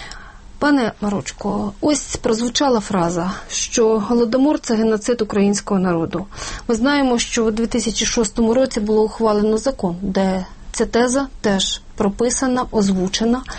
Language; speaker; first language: Ukrainian; native; Ukrainian